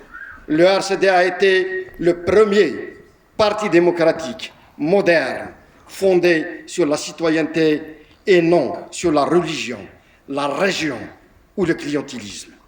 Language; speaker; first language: French; non-native, local second language; Kabyle